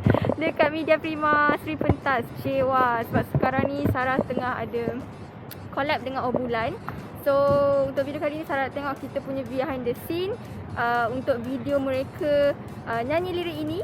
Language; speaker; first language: Malay; native; Malay